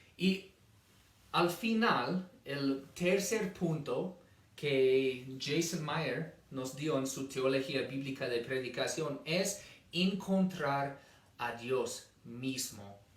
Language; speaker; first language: Spanish; non-native, fluent; English